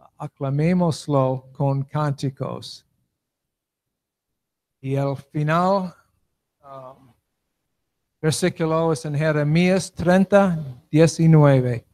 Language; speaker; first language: Spanish; non-native, learner; English